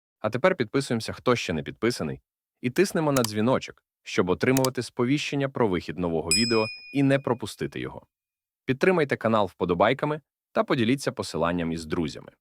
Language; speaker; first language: Ukrainian; native; Ukrainian